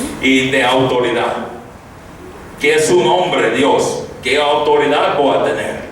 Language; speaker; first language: Spanish; non-native, fluent; English